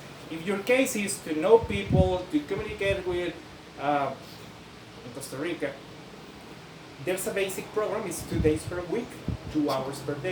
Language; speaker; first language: English; non-native, fluent; Spanish